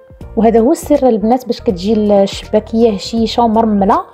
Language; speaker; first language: Arabic; native; Arabic